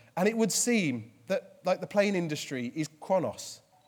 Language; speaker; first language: English; native; English